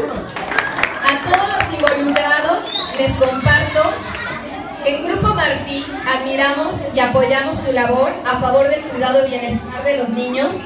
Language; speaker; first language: Spanish; native; Spanish